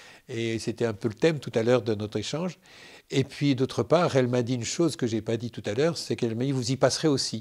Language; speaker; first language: French; native; French